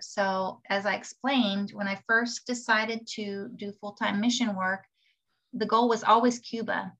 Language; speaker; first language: English; native; English